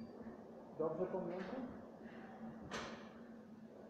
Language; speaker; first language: Polish; non-native, learner; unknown